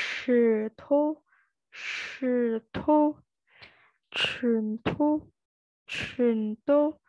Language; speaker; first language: Chinese; non-native, fluent; Indonesian